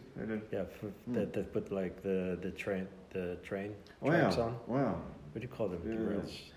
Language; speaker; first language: Norwegian; non-native, fluent; English